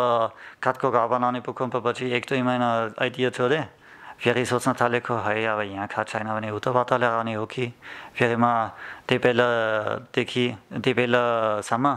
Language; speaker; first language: Nepali; non-native, learner; German